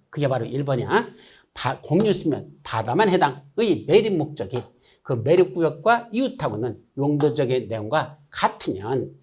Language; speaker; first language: Korean; native; Korean